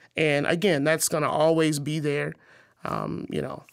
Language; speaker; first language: English; native; English